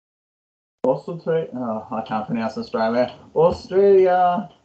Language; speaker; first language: English; non-native, learner; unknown